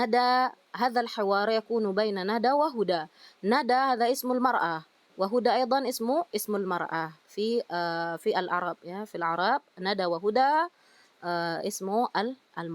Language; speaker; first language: Arabic; non-native, fluent; Indonesian